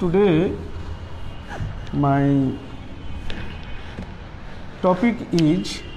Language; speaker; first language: English; non-native, local second language; Bangla